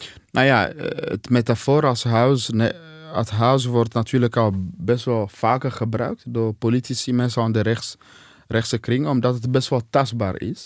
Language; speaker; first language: Dutch; non-native, fluent; Swahili